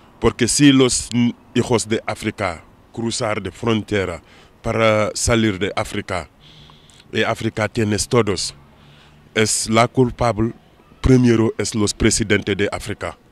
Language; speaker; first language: Spanish; non-native, learner; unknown